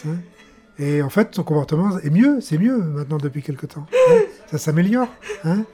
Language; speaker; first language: French; native; French